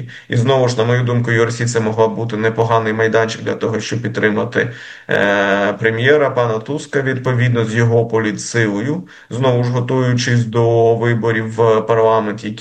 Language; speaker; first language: Ukrainian; native; Ukrainian